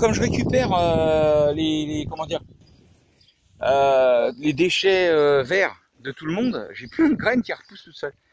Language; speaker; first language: French; native; French